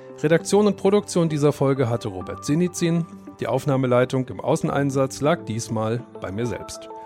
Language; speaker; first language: German; native; German